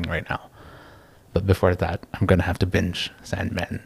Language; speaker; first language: English; non-native, local second language; Filipino